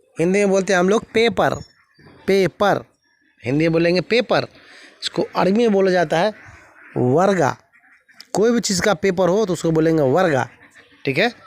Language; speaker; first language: Hindi; native; Hindi